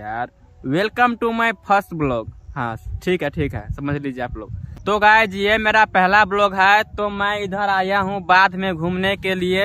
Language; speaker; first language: Hindi; non-native, local second language; Maithili